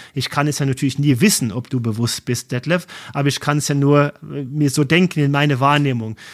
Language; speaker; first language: German; non-native, fluent; Norwegian